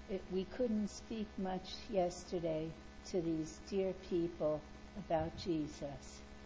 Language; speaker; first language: English; native; English